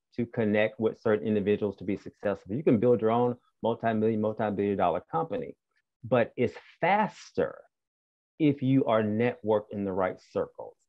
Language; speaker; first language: English; native; English